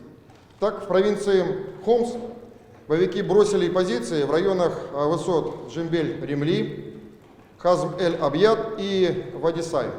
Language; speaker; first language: Russian; native; Russian